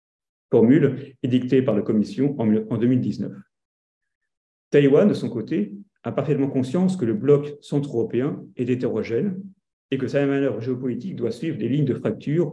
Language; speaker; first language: French; native; French